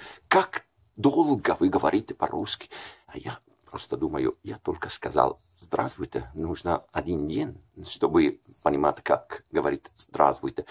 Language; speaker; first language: Russian; non-native, fluent; Italian